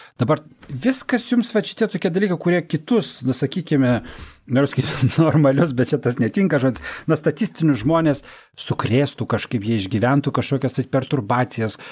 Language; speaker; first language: Lithuanian; native; Lithuanian